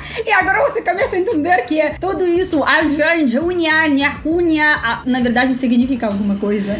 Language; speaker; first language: Portuguese; non-native, fluent; Russian